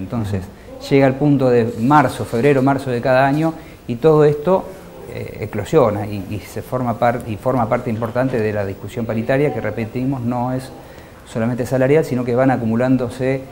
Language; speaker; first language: Spanish; native; Spanish